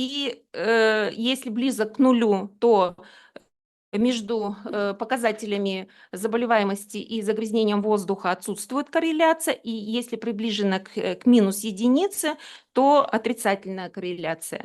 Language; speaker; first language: Russian; native; Russian